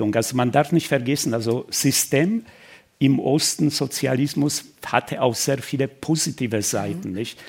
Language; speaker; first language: German; non-native, fluent; Polish